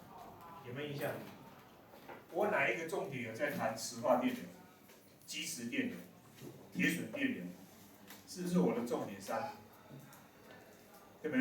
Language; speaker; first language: Chinese; native; Chinese